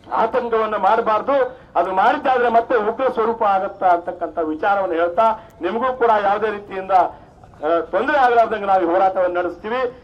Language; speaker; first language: Kannada; non-native, local second language; Lambadi